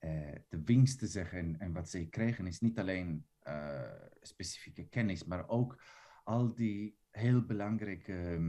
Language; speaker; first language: Dutch; non-native, fluent; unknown